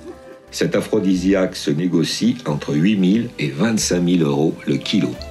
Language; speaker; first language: French; native; French